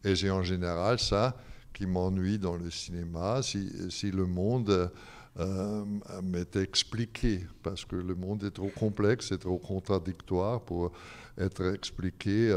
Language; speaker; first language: French; non-native, fluent; German